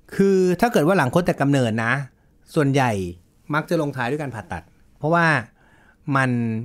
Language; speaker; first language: Thai; native; Thai